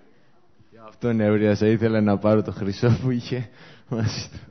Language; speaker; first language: Greek; non-native, fluent; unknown